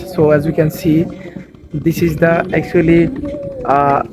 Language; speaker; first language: English; non-native, learner; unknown